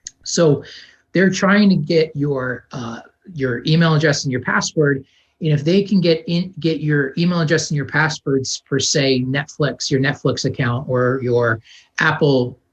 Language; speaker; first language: English; native; English